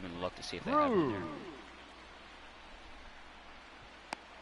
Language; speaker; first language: English; native; English